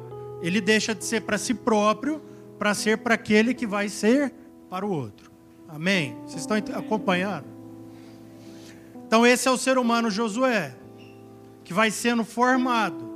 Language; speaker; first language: Portuguese; native; Portuguese